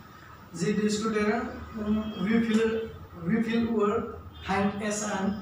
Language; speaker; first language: German; non-native, learner; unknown